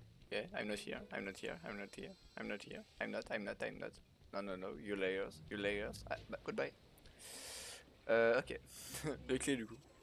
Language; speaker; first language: English; non-native, learner; French